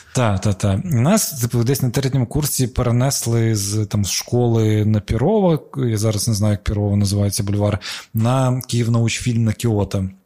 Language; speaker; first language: Ukrainian; non-native, local second language; Russian